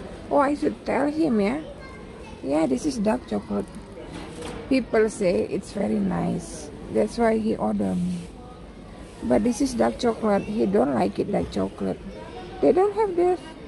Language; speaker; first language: English; non-native, learner; Indonesian